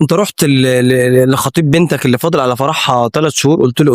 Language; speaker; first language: Arabic; native; Arabic